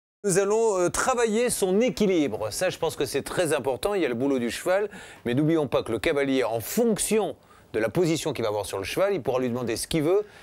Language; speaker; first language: French; native; French